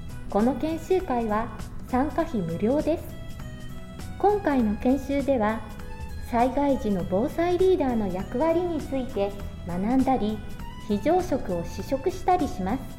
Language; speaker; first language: Japanese; native; Japanese